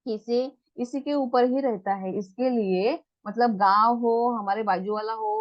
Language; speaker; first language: Hindi; non-native, local second language; Marathi